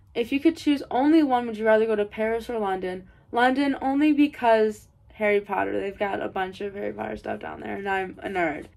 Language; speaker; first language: English; native; English